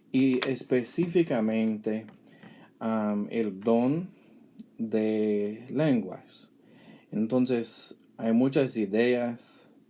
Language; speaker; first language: Spanish; non-native, fluent; English